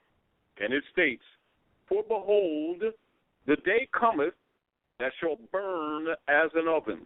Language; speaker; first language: English; native; English